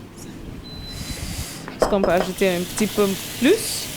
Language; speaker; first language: French; non-native, learner; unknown